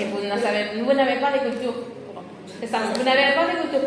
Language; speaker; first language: French; non-native, fluent; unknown